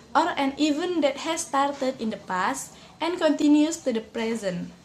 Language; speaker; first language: English; non-native, learner; Indonesian